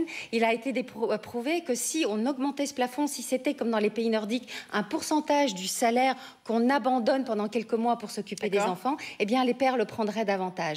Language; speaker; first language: French; native; French